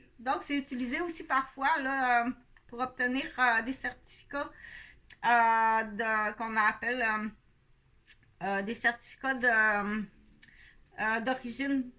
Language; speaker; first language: French; native; French